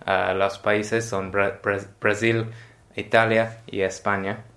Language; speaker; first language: Spanish; non-native, learner; English